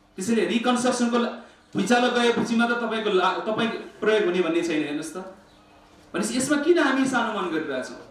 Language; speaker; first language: Nepali; native; Nepali